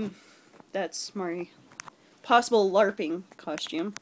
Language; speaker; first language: English; native; English